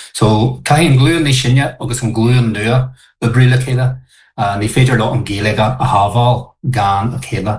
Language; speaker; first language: Irish; non-native, local second language; English